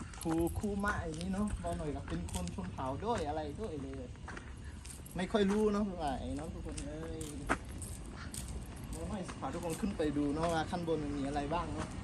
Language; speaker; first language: Thai; non-native, local second language; Akha